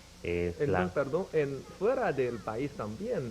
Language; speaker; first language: Spanish; non-native, fluent; Chinese